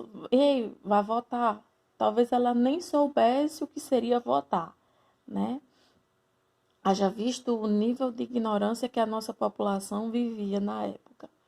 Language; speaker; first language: Portuguese; native; Portuguese